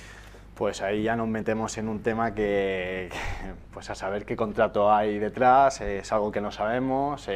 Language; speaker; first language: Spanish; native; Spanish